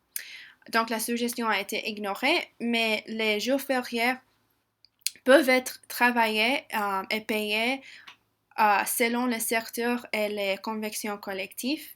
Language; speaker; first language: French; non-native, learner; English